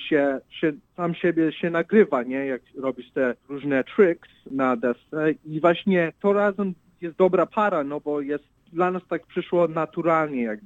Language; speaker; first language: Polish; early bilingual, heritage; English